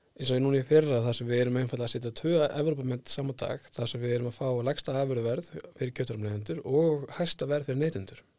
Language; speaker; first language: Icelandic; native; Icelandic